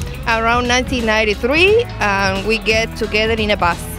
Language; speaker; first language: English; non-native, learner; Spanish